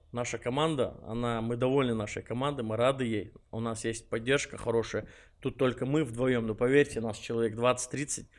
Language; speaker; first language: Russian; non-native, local second language; Chechen